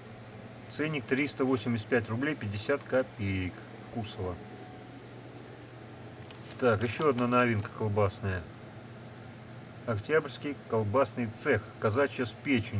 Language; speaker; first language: Russian; native; Russian